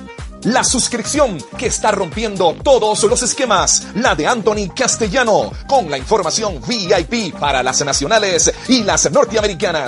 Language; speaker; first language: Spanish; native; Spanish